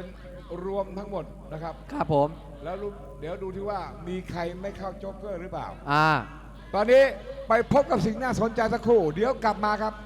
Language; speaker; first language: Thai; native; Thai